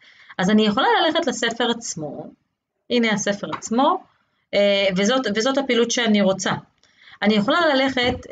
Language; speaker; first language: Hebrew; native; Hebrew